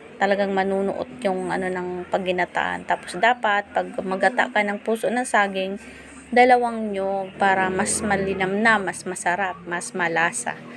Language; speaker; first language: Filipino; non-native, local second language; Masbatenyo